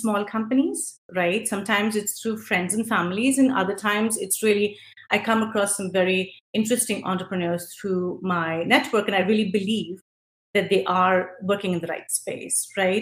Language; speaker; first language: English; non-native, local second language; Hindi